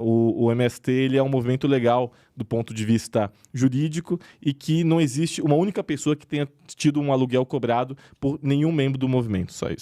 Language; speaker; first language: Portuguese; native; Portuguese